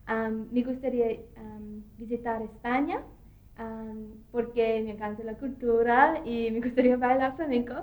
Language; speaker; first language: Spanish; non-native, learner; English